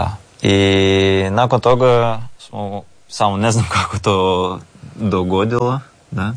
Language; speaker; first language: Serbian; non-native, learner; Russian